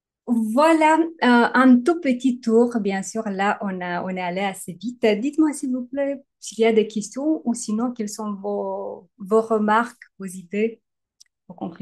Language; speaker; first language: French; native; French